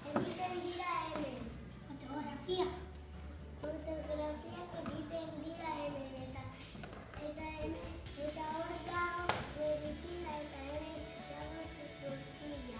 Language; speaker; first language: Basque; non-native, local second language; Spanish